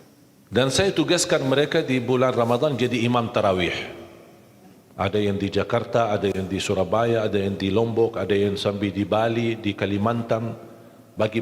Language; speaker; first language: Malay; non-native, fluent; Arabic